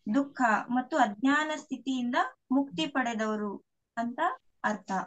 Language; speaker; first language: Kannada; non-native, local second language; Lambadi